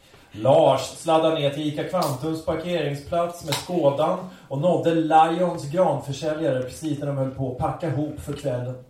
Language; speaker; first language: Swedish; native; Swedish